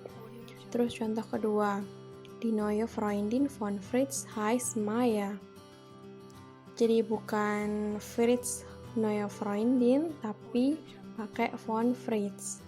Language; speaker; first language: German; non-native, fluent; Indonesian